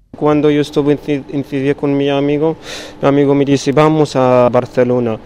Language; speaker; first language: Spanish; non-native, learner; Arabic